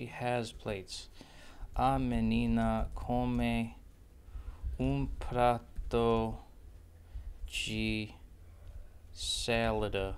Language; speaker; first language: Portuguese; non-native, learner; English